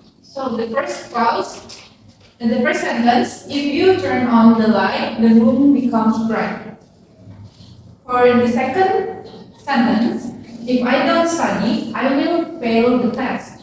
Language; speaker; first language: English; non-native, fluent; Indonesian